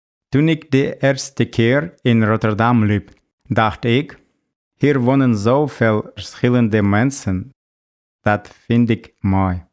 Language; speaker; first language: Dutch; non-native, learner; Russian